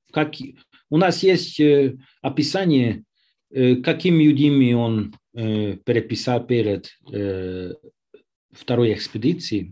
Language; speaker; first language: Russian; non-native, learner; Hungarian